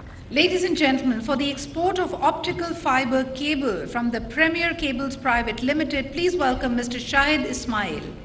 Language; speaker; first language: English; non-native, local second language; Urdu